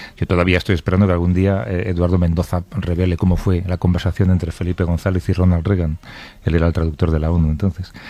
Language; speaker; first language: Spanish; native; Spanish